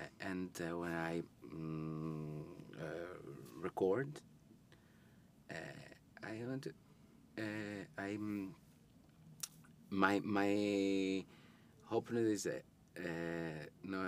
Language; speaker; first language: English; non-native, learner; Italian